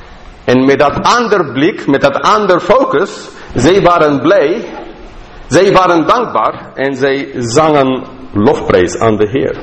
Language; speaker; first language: Dutch; non-native, fluent; English